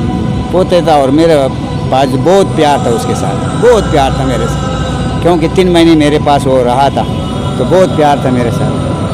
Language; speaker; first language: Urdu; non-native, local second language; Pashto